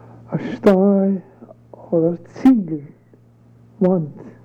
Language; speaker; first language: German; native; German